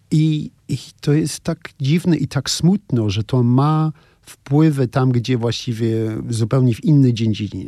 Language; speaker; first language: Polish; non-native, fluent; English